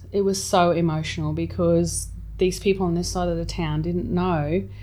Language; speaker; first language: English; native; English